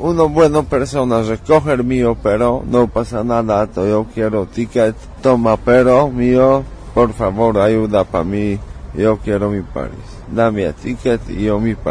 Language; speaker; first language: Spanish; non-native, learner; Polish